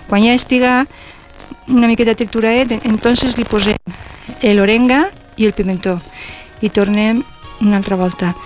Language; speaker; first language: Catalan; native; Catalan